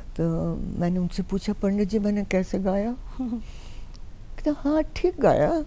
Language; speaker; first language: Hindi; native; Hindi